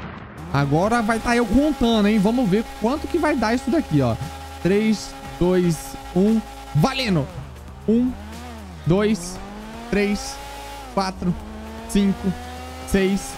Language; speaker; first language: Portuguese; native; Portuguese